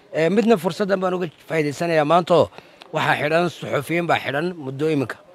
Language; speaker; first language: Somali; native; Somali